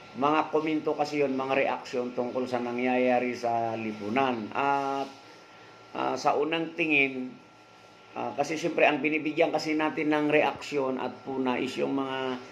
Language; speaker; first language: Filipino; non-native, local second language; Iloko